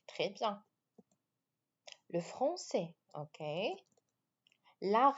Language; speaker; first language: French; non-native, fluent; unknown